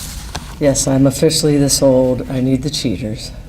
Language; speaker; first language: English; native; English